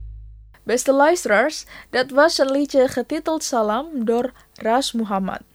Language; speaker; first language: Dutch; non-native, fluent; Indonesian